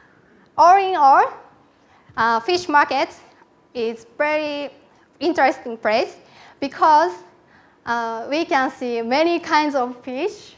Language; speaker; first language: English; non-native, learner; Japanese